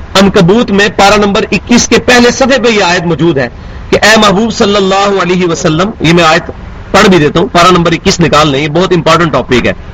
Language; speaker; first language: Urdu; non-native, local second language; Punjabi